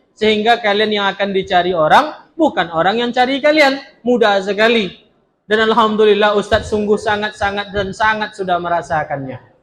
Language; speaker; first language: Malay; non-native, local second language; Minangkabau